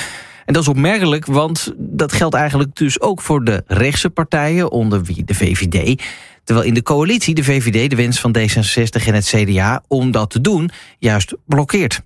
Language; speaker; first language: Dutch; native; Dutch